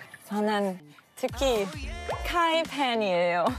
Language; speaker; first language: Korean; non-native, learner; German